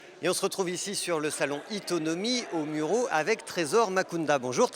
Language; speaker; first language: French; native; French